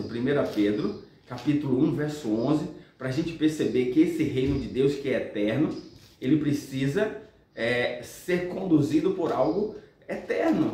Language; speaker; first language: Portuguese; native; Portuguese